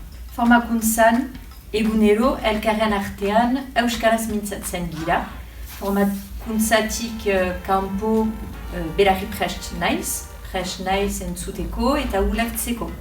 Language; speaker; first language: Basque; non-native, learner; French